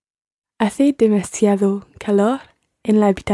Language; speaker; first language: Spanish; non-native, learner; English